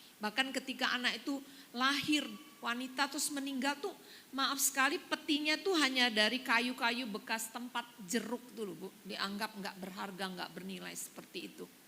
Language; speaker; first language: Indonesian; native; Indonesian